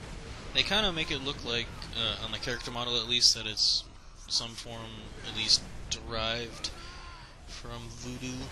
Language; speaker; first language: English; native; English